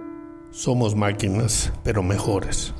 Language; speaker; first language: Spanish; native; Spanish